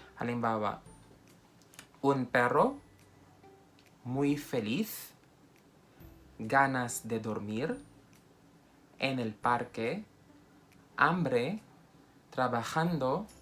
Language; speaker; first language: Spanish; non-native, fluent; Filipino